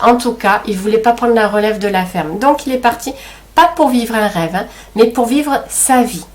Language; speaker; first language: French; native; French